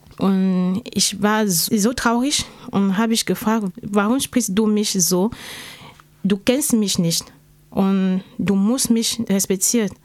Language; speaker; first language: German; non-native, learner; French